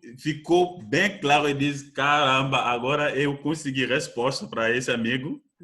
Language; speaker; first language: Portuguese; non-native, fluent; French